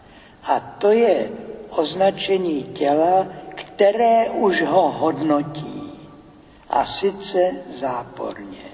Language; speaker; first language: Czech; native; Czech